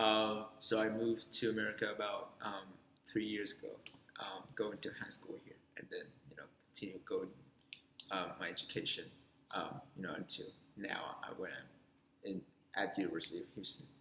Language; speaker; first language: English; non-native, fluent; Vietnamese